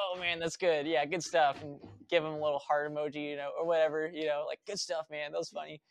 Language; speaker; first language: English; native; English